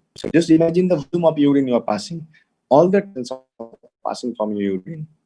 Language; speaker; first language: English; non-native, local second language; Hindi